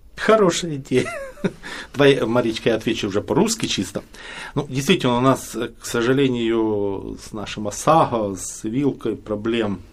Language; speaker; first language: Russian; native; Russian